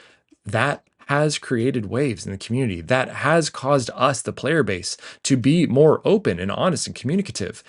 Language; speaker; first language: English; native; English